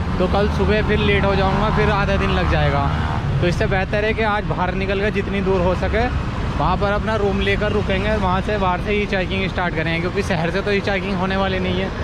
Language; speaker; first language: Hindi; native; Hindi